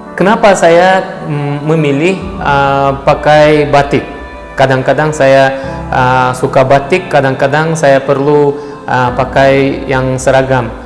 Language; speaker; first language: Indonesian; non-native, fluent; Turkish